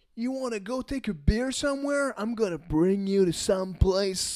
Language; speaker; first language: English; non-native, fluent; French